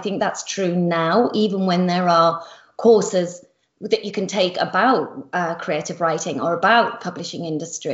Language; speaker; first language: English; native; English